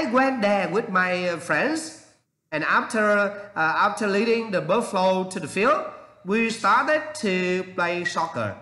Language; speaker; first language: English; non-native, learner; Vietnamese